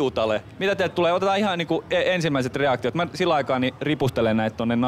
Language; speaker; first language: Finnish; native; Finnish